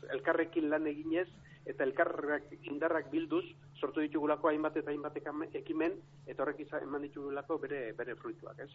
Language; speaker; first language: Basque; native; Basque